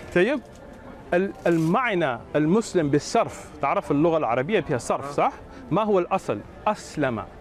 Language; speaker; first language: Arabic; non-native, fluent; English